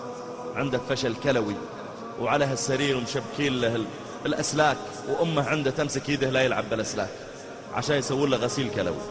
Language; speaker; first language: Arabic; native; Arabic